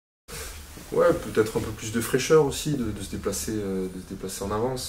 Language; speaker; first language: French; native; French